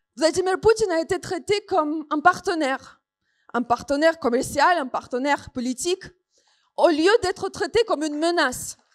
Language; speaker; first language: French; non-native, fluent; Ukrainian